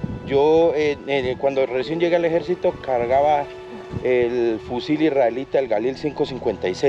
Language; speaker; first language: Spanish; native; Spanish